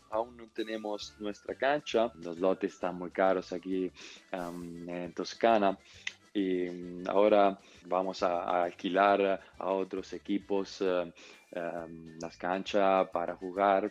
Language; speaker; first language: Spanish; non-native, fluent; Italian